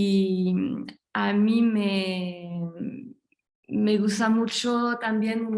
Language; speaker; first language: Spanish; non-native, fluent; French